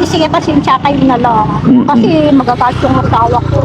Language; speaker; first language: Filipino; non-native, local second language; Iloko